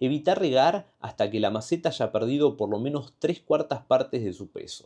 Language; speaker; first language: Spanish; native; Spanish